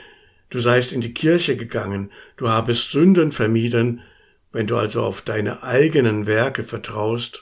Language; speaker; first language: German; native; German